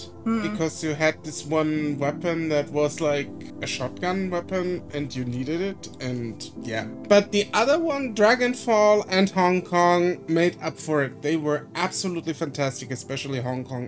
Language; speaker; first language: English; non-native, fluent; German